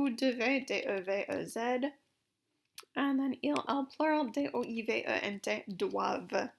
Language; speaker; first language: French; non-native, fluent; English